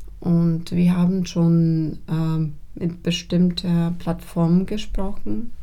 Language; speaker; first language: German; non-native, fluent; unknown